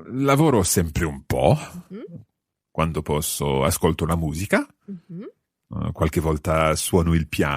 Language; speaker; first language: Italian; non-native, fluent; English